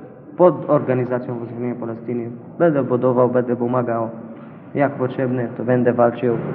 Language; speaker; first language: Polish; non-native, learner; Arabic